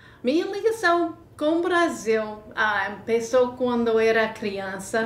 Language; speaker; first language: Portuguese; non-native, fluent; English